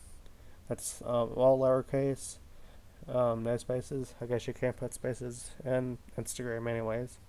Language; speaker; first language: English; native; English